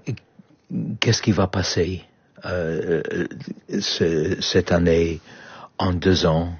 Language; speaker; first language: French; non-native, learner; Polish